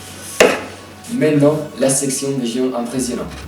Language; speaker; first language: French; non-native, learner; Spanish